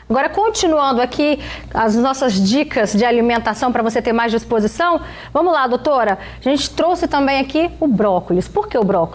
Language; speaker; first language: Portuguese; native; Portuguese